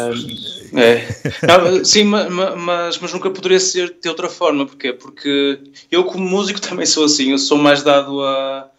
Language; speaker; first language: Portuguese; native; Portuguese